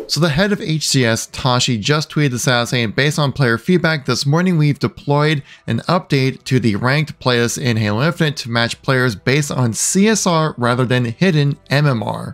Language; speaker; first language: English; native; English